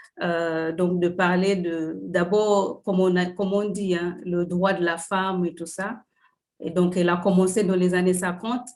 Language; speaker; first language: French; non-native, fluent; Swahili